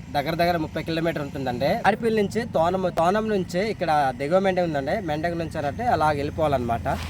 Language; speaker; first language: Telugu; non-native, local second language; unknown